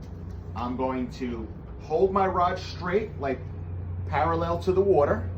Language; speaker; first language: English; native; English